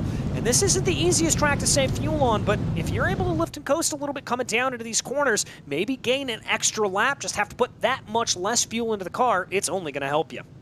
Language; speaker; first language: English; native; English